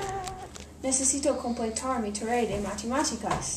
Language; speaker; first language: Spanish; non-native, learner; English